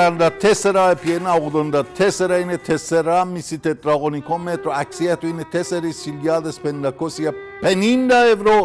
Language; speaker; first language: Greek; non-native, fluent; Persian